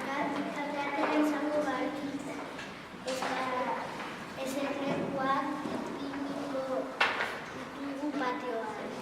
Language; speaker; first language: Basque; non-native, local second language; Spanish